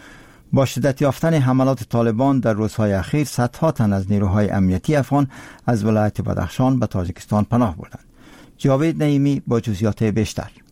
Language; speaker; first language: Persian; native; Persian